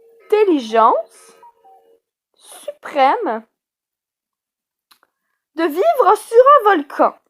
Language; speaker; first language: French; native; French